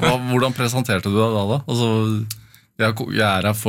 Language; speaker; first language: Norwegian; native; Norwegian